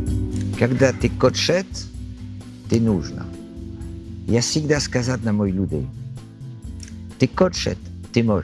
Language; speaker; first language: Russian; non-native, learner; French